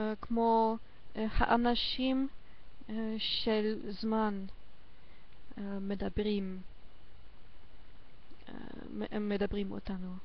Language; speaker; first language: Hebrew; non-native, learner; German